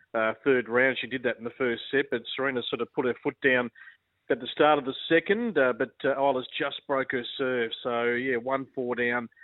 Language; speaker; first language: English; native; English